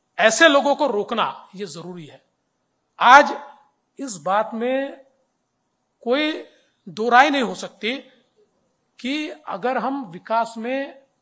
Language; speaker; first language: Hindi; non-native, local second language; Marathi